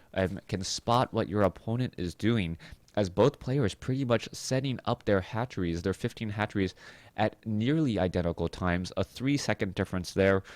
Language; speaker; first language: English; native; English